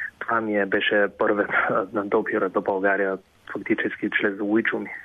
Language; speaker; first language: Bulgarian; non-native, fluent; Chinese